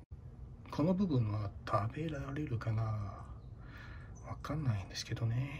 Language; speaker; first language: Japanese; non-native, fluent; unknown